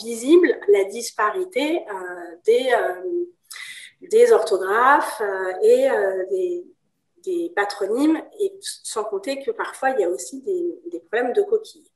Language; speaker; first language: French; native; French